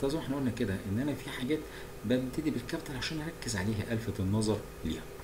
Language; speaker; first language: Arabic; native; Arabic